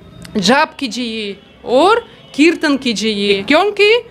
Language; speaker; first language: Hindi; non-native, learner; Russian